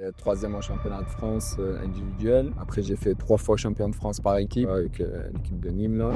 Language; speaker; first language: French; early bilingual, other home language; Chechen